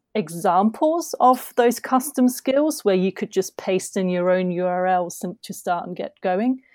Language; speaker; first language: English; non-native, fluent; German